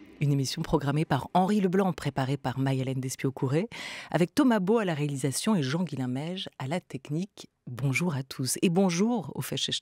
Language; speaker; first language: French; native; French